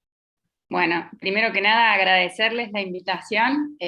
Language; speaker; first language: Spanish; native; Spanish